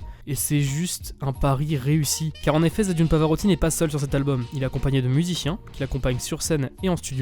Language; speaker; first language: French; native; French